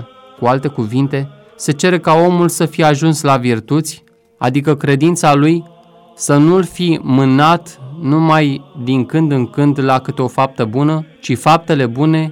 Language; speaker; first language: Romanian; native; Romanian